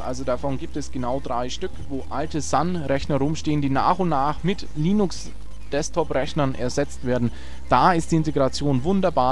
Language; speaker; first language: German; native; German